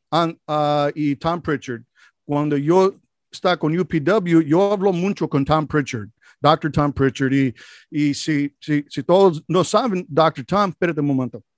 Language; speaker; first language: Spanish; non-native, learner; English